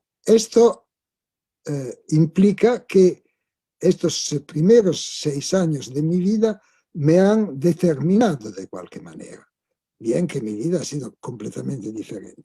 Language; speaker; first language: Spanish; non-native, fluent; Italian